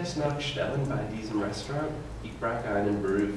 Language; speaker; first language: German; non-native, learner; English